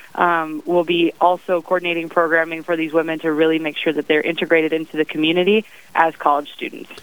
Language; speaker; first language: English; native; English